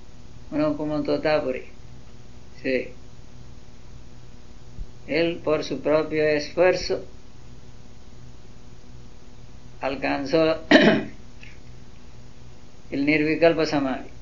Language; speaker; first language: Spanish; non-native, learner; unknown